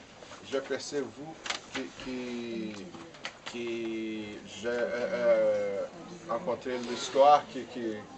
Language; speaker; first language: French; non-native, learner; Portuguese